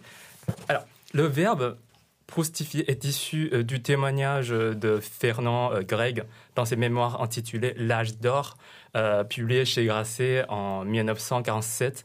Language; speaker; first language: French; non-native, fluent; Chinese